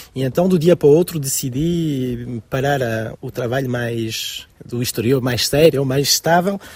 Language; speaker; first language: Portuguese; early bilingual, heritage; French